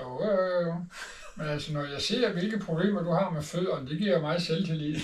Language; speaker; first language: Danish; native; Danish